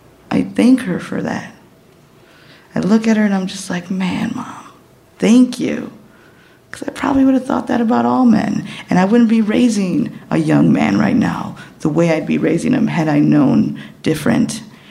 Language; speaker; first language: English; early bilingual, other home language; Spanish